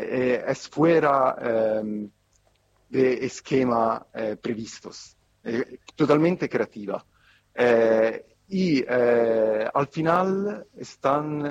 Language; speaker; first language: Spanish; non-native, fluent; Italian